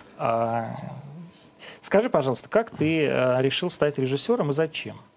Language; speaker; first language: Russian; native; Russian